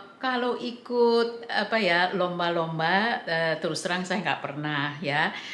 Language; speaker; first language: Indonesian; early bilingual, heritage; English